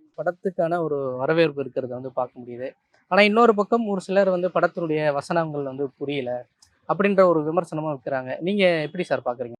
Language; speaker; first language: Tamil; native; Tamil